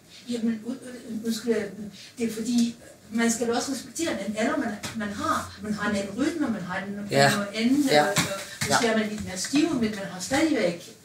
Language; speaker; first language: Danish; non-native, fluent; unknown